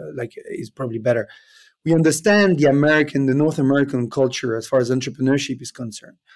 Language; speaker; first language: English; non-native, fluent; French